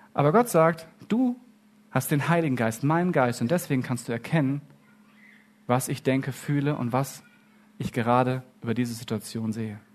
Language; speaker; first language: German; native; German